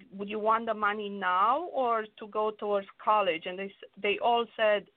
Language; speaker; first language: English; non-native, fluent; Romanian